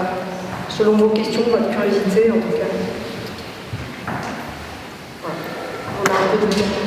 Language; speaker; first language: French; native; French